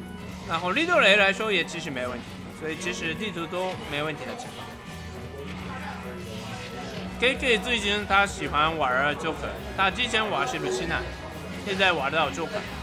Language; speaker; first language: Chinese; non-native, fluent; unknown